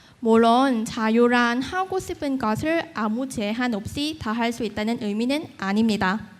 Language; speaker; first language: Korean; non-native, fluent; Vietnamese